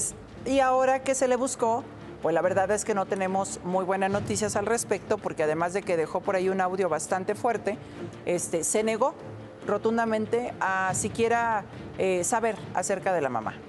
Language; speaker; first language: Spanish; native; Spanish